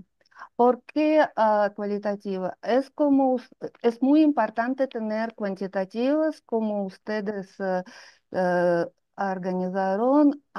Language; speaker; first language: Spanish; non-native, fluent; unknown